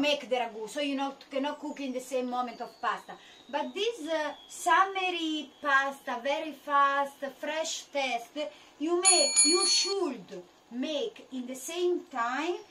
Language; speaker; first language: English; non-native, learner; Italian